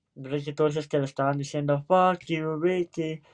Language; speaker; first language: Spanish; early bilingual, heritage; Spanish